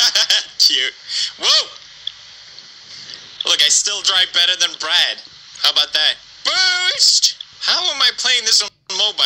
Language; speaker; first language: English; native; English